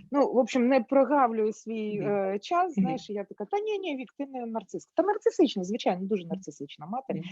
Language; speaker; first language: Ukrainian; non-native, local second language; Russian